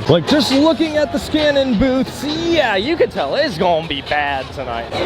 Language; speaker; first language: English; native; English